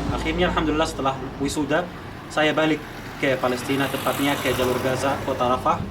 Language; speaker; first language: Indonesian; non-native, fluent; Arabic